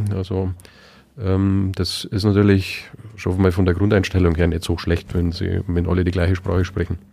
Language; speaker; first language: German; native; German